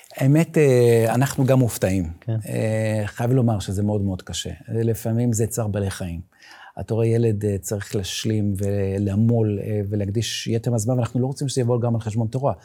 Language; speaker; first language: Hebrew; non-native, local second language; Yiddish